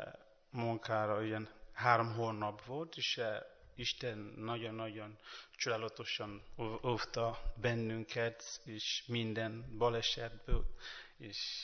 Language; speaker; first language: Hungarian; non-native, learner; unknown